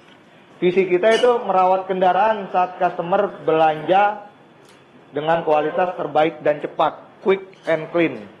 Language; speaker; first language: Malay; native; Malay